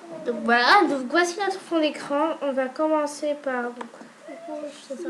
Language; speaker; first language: French; native; French